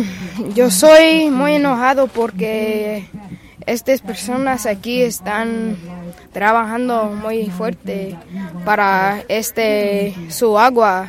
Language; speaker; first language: Spanish; non-native, learner; English